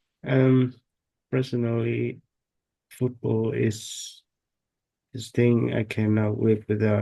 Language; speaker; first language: English; non-native, learner; Vietnamese